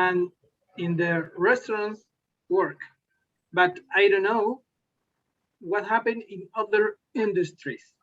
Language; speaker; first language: English; non-native, learner; Spanish